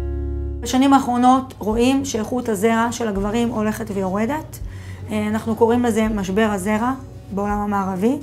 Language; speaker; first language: Hebrew; native; Hebrew